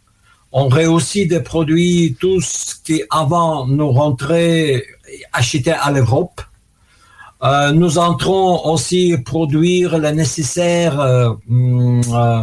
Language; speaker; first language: French; non-native, learner; Russian